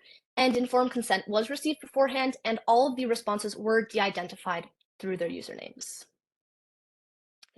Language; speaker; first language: English; native; English